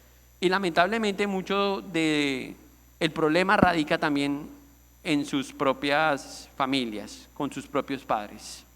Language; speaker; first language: Spanish; native; Spanish